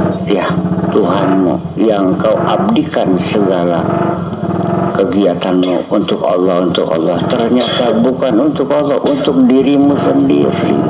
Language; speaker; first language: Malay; non-native, local second language; Javanese